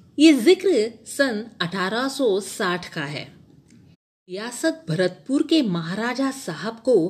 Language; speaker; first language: Hindi; non-native, local second language; Marathi